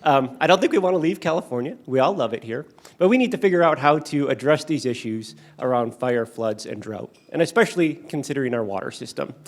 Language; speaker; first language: English; native; English